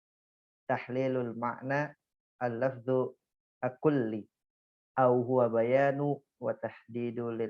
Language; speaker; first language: Arabic; non-native, learner; Indonesian